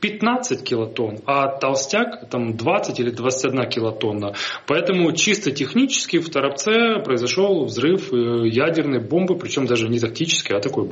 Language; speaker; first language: Russian; native; Russian